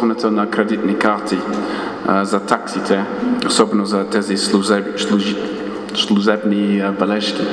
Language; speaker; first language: Bulgarian; non-native, fluent; English